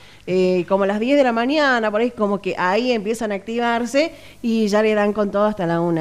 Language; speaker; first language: Spanish; native; Spanish